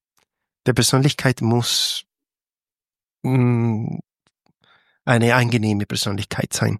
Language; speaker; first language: German; non-native, fluent; Spanish